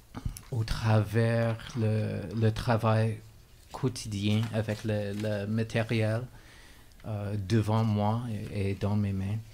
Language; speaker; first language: French; non-native, fluent; English